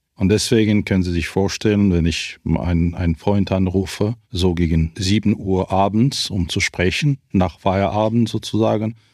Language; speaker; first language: German; non-native, fluent; Ukrainian